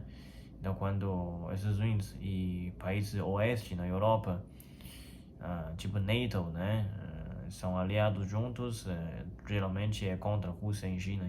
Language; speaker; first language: Portuguese; non-native, fluent; Chinese